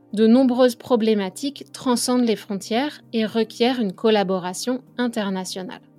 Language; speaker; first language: French; native; French